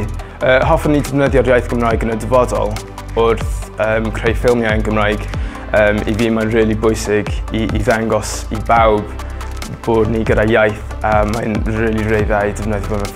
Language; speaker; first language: Welsh; non-native, local second language; English